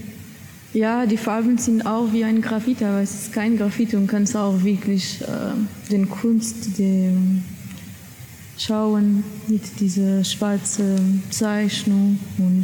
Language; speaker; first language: German; non-native, learner; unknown